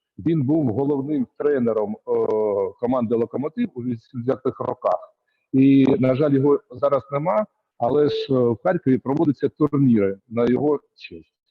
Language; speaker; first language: Ukrainian; native; Ukrainian